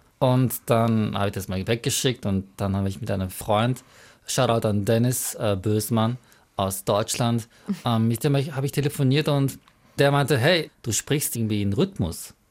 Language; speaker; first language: German; early bilingual, other home language; Mongolian